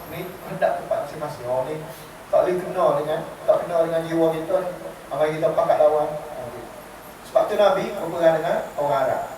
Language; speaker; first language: Malay; native; Malay